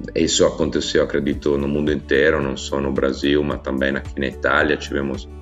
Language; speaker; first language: Portuguese; non-native, fluent; Italian